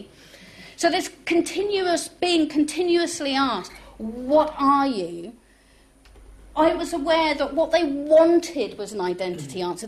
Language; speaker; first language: English; non-native, local second language; French